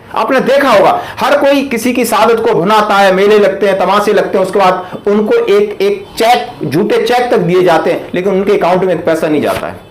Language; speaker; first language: Hindi; native; Hindi